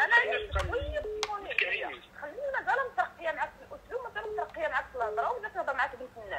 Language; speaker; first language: Arabic; native; Arabic